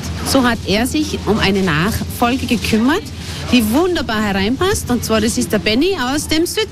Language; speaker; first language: German; native; German